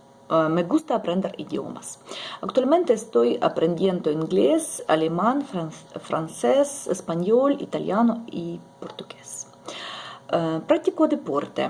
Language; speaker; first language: Spanish; non-native, learner; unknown